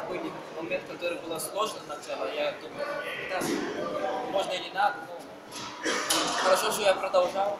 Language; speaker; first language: Russian; non-native, learner; Portuguese